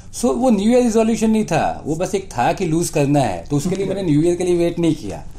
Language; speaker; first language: Hindi; native; Hindi